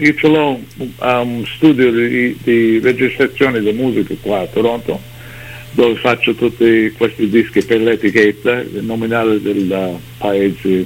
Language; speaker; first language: Italian; early bilingual, heritage; English